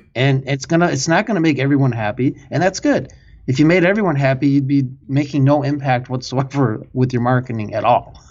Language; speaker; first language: English; native; English